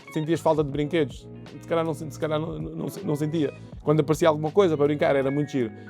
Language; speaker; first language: Portuguese; early bilingual, other home language; Kabuverdianu